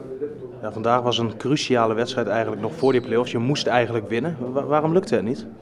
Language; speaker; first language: Dutch; native; Dutch